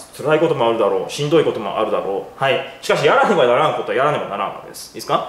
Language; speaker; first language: Japanese; native; Japanese